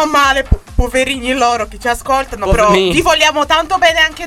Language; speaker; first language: Italian; native; Italian